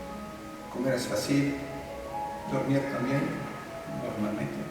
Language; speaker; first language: Spanish; non-native, fluent; French